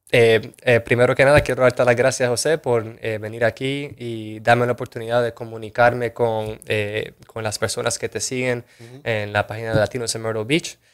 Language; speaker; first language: Spanish; native; Spanish